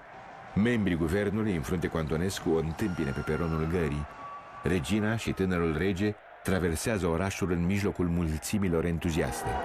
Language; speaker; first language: Romanian; native; Romanian